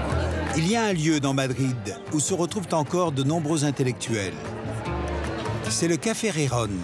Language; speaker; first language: French; native; French